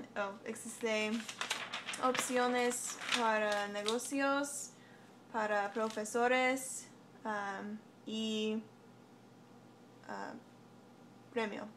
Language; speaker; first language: Spanish; non-native, learner; English